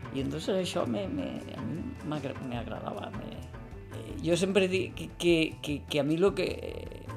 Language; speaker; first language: Catalan; native; Catalan